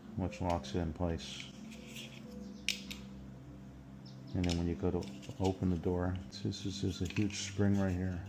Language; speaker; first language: English; native; English